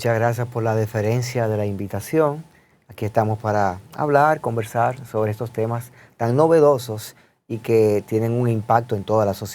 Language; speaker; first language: Spanish; native; Spanish